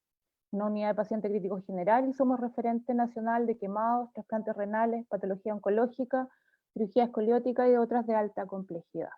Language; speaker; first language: Spanish; native; Spanish